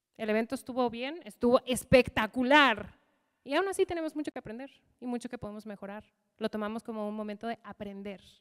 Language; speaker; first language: Spanish; non-native, fluent; English